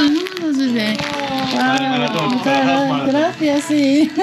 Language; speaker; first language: Spanish; non-native, learner; Korean